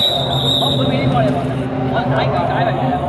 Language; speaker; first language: Chinese; native; Chinese